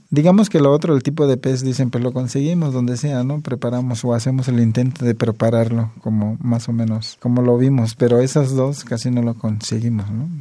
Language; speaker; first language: Spanish; non-native, local second language; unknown